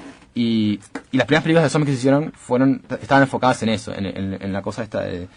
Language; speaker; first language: Spanish; native; Spanish